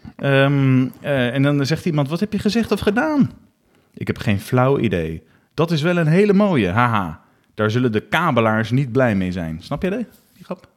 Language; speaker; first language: Dutch; native; Dutch